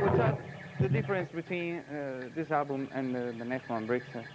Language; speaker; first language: English; non-native, learner; Italian